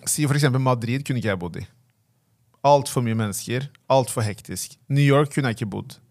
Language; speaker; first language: Norwegian; native; Norwegian